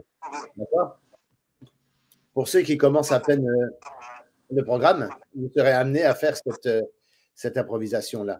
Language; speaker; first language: French; native; French